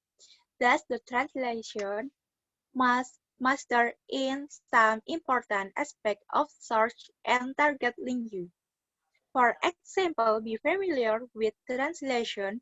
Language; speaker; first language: English; non-native, learner; Indonesian